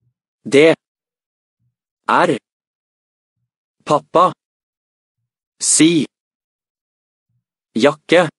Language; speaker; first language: Norwegian; non-native, learner; Amharic